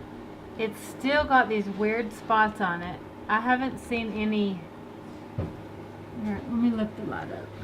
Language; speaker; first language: English; native; English